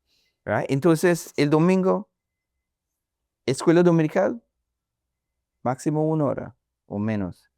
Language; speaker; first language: Spanish; non-native, learner; English